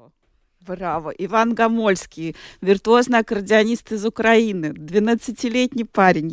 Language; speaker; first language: Russian; native; Russian